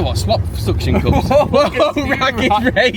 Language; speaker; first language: English; native; English